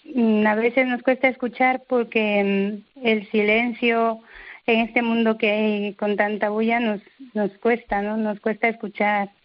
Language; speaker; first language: Spanish; native; Spanish